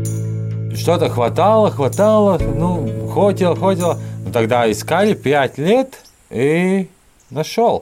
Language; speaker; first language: Russian; non-native, learner; Latvian